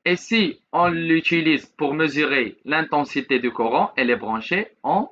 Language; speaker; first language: French; non-native, local second language; Arabic